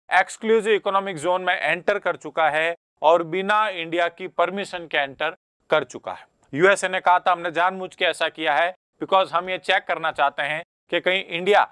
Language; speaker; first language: Hindi; native; Hindi